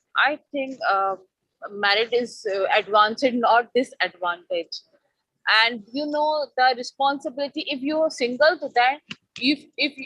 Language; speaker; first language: English; non-native, learner; Urdu